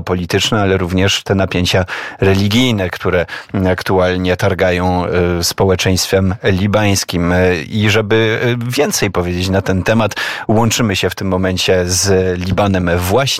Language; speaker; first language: Polish; native; Polish